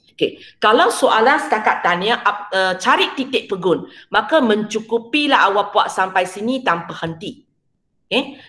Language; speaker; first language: Malay; non-native, local second language; Chinese